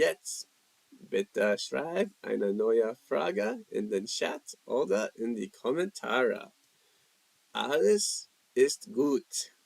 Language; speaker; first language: German; non-native, learner; English